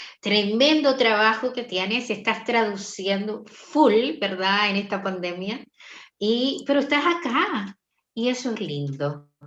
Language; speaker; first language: Spanish; native; Spanish